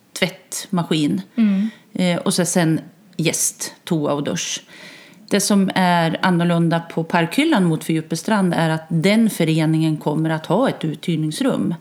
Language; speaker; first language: Swedish; native; Swedish